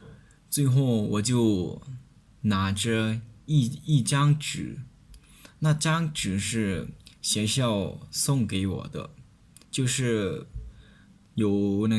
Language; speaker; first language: Chinese; non-native, learner; Lao